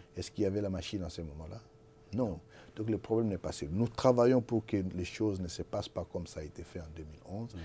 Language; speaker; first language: French; non-native, local second language; Lingala